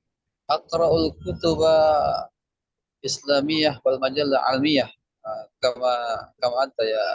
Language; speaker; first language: Arabic; non-native, learner; Indonesian